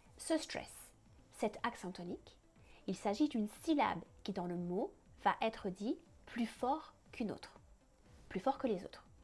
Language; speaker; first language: French; native; French